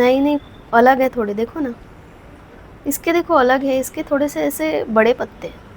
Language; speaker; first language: Hindi; non-native, local second language; Marathi